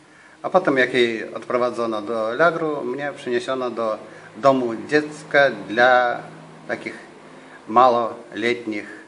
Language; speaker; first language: Polish; non-native, fluent; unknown